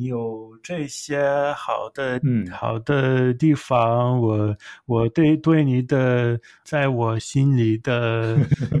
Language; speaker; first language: Chinese; non-native, fluent; English